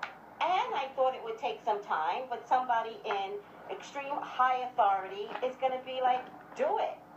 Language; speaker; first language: English; native; English